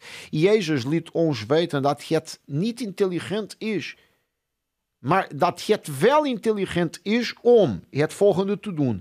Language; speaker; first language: Dutch; non-native, fluent; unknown